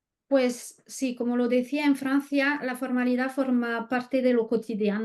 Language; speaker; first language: Spanish; non-native, fluent; French